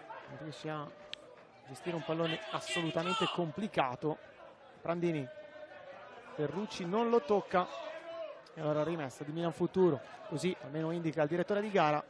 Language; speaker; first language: Italian; native; Italian